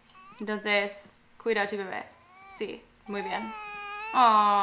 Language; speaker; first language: Spanish; non-native, learner; English